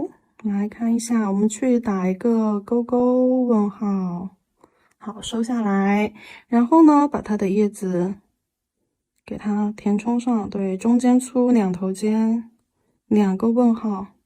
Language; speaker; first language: Chinese; native; Chinese